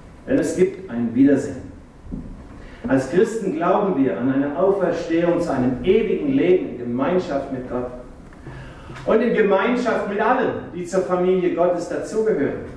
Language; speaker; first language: German; native; German